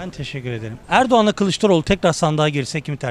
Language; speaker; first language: Turkish; native; Turkish